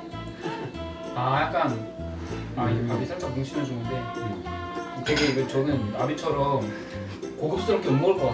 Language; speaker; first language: Korean; native; Korean